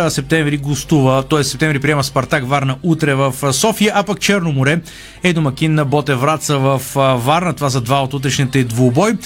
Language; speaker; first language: Bulgarian; native; Bulgarian